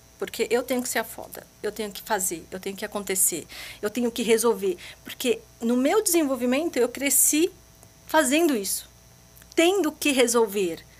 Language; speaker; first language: Portuguese; early bilingual, other home language; Arabic